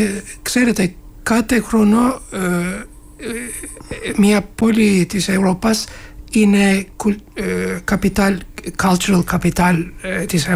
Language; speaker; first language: Greek; non-native, learner; Turkish